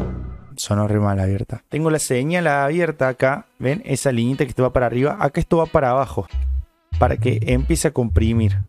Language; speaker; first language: Spanish; native; Spanish